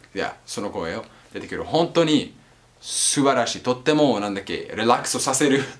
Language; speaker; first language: Japanese; non-native, learner; English